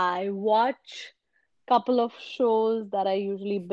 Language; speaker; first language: English; non-native, local second language; Hindi